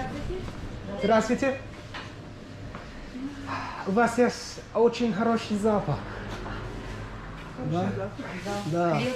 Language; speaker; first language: Russian; non-native, learner; English